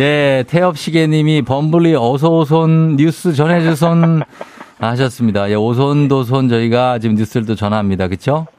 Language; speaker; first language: Korean; native; Korean